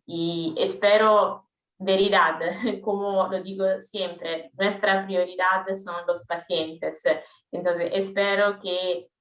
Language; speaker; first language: Spanish; non-native, fluent; Italian